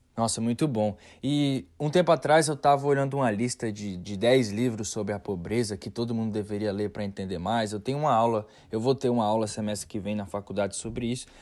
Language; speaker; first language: Portuguese; native; Portuguese